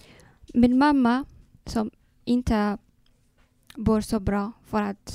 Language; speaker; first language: Swedish; non-native, learner; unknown